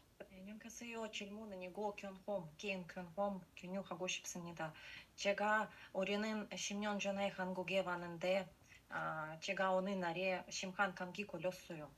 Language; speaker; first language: Korean; non-native, learner; Russian